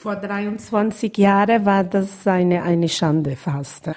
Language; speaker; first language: German; non-native, fluent; Portuguese